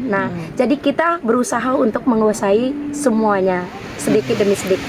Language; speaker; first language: Indonesian; non-native, local second language; Sasak